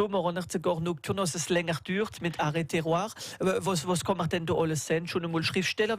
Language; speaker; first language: German; native; German